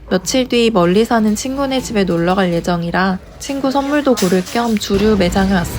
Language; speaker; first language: Korean; native; Korean